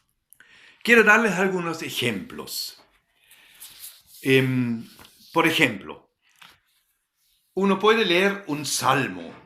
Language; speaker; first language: Spanish; non-native, fluent; German